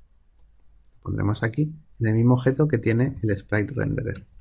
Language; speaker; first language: Spanish; native; Spanish